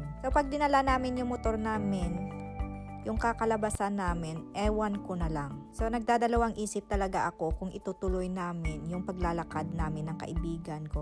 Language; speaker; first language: Filipino; non-native, local second language; Hiligaynon